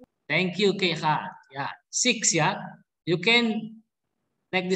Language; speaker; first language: English; non-native, learner; Indonesian